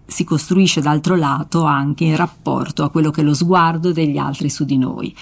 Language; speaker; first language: Italian; native; Italian